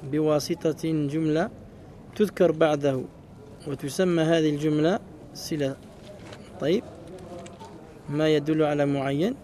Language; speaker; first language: Arabic; non-native, fluent; French